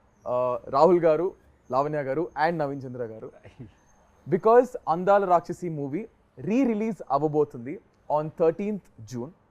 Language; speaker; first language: Telugu; native; Telugu